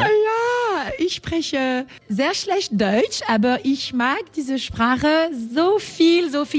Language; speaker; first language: German; non-native, learner; French